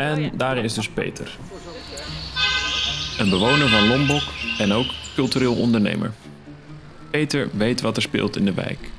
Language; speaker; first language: Dutch; native; Dutch